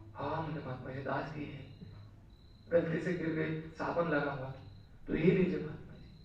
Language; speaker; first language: Hindi; non-native, local second language; Marathi